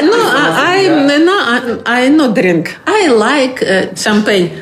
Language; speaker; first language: English; non-native, learner; Russian